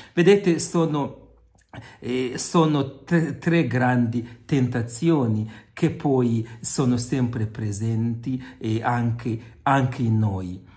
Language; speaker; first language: Italian; non-native, fluent; Kinyarwanda